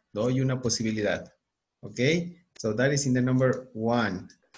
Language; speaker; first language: English; non-native, fluent; Spanish